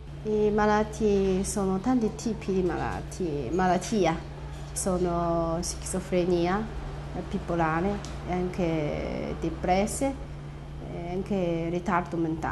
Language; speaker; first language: Italian; non-native, learner; Chinese